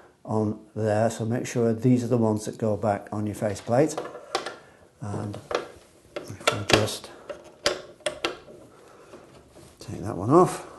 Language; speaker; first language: English; native; English